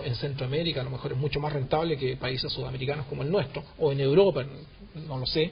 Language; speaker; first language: Spanish; native; Spanish